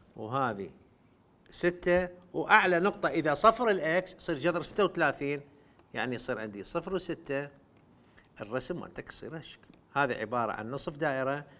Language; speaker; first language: Arabic; non-native, local second language; Central Kurdish